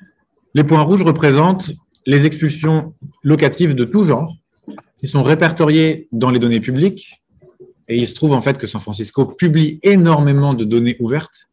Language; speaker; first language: French; native; French